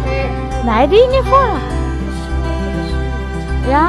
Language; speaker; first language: Swedish; non-native, learner; Filipino